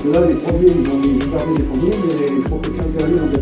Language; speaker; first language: French; native; French